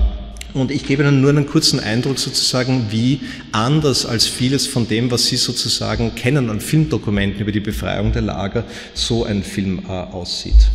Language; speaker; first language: German; native; German